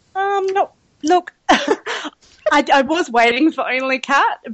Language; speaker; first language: English; native; English